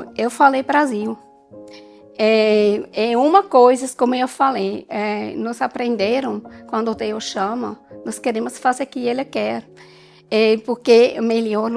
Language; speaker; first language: Portuguese; non-native, learner; German